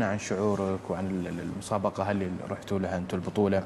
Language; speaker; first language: Arabic; native; Arabic